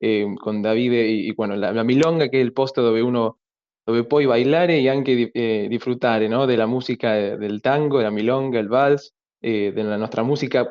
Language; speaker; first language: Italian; non-native, learner; Spanish